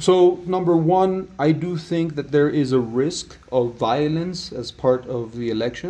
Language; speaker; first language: English; non-native, fluent; Spanish